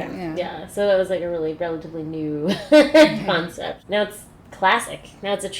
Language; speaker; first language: English; native; English